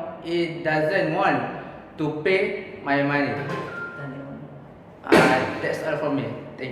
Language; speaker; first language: English; non-native, learner; Malay